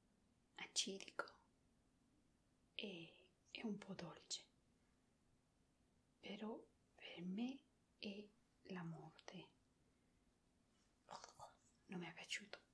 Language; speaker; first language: Italian; non-native, learner; Spanish